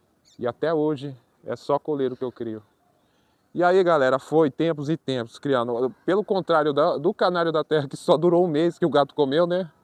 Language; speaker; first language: Portuguese; native; Portuguese